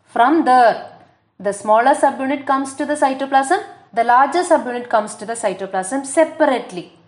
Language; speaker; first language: English; non-native, local second language; Malayalam